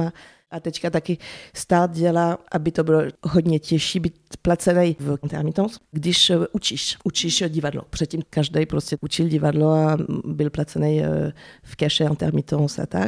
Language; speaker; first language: Czech; early bilingual, heritage; French